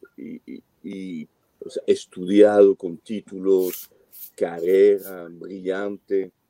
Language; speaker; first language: Spanish; non-native, fluent; French